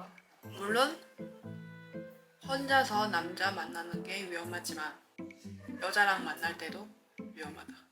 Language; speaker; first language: Korean; non-native, fluent; Chinese